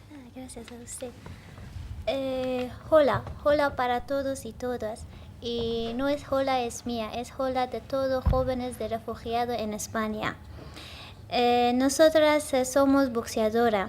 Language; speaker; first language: Spanish; non-native, learner; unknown